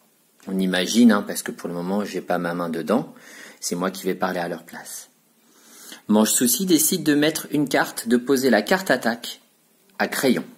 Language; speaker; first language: French; native; French